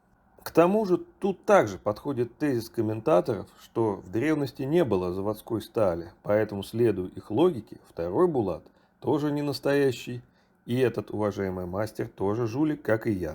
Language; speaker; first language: Russian; native; Russian